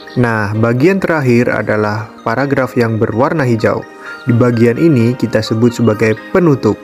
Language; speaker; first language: Indonesian; native; Indonesian